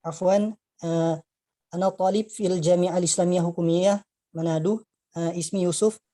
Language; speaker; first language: Arabic; non-native, learner; Indonesian